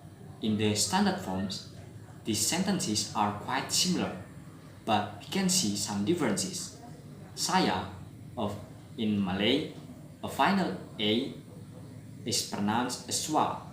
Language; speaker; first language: English; non-native, learner; Indonesian